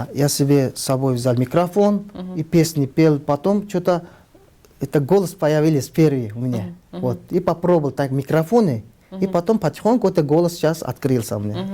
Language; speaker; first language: Russian; non-native, learner; Tajik